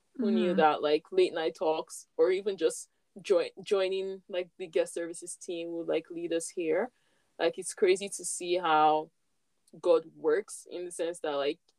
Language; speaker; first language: English; non-native, local second language; Yoruba